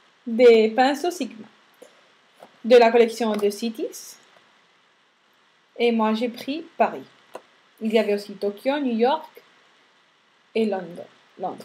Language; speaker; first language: French; non-native, fluent; Spanish